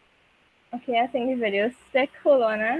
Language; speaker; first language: English; native; English